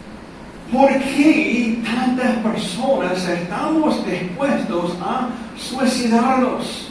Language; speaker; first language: Spanish; non-native, fluent; English